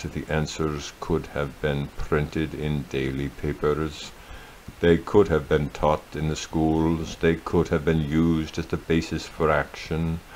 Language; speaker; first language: English; native; English